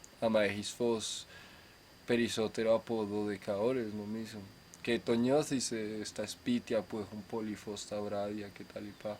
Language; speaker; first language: Greek; non-native, fluent; Spanish